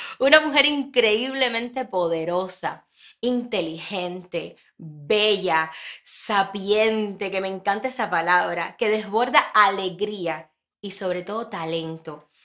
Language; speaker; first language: Spanish; native; Spanish